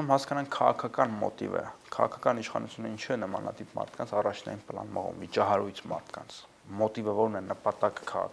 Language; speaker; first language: Armenian; native; Armenian